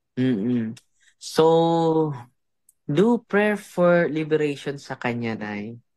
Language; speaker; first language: Filipino; non-native, local second language; Cebuano